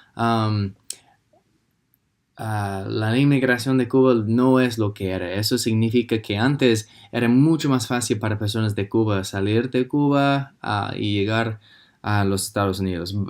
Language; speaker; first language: Spanish; non-native, fluent; English